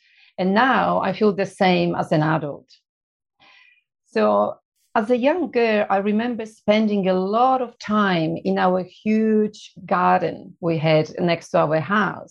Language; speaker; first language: English; non-native, fluent; Polish